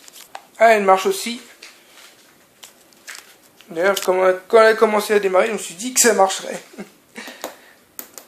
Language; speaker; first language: French; native; French